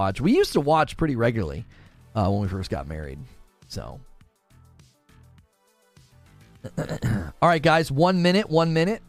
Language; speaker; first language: English; native; English